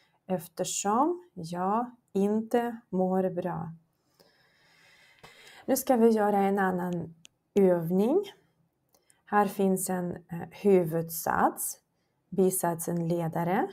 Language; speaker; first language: Swedish; non-native, fluent; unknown